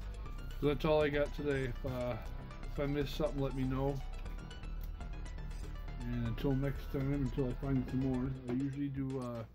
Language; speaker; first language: English; native; English